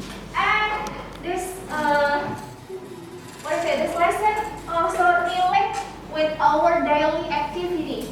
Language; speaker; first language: English; non-native, learner; Indonesian